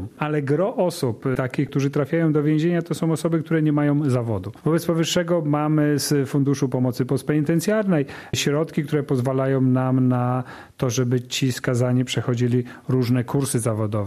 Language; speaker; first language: Polish; native; Polish